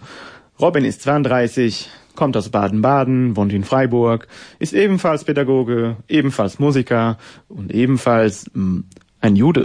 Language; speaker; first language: German; non-native, fluent; Hebrew